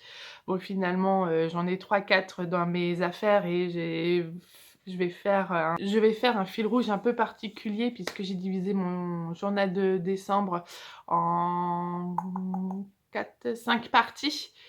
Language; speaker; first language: French; native; French